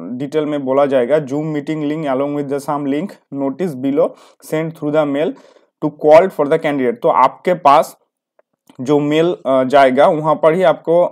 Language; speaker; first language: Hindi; non-native, local second language; Bangla